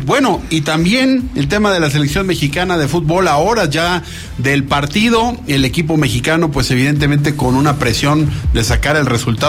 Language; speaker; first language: Spanish; native; Spanish